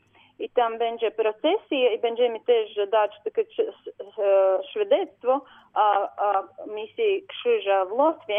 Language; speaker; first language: Polish; non-native, learner; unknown